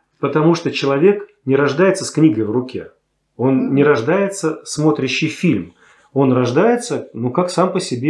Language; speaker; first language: Russian; native; Russian